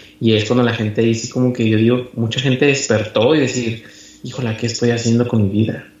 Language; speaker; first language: Spanish; native; Spanish